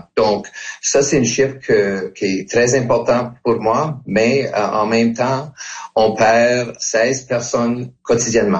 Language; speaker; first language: French; non-native, local second language; English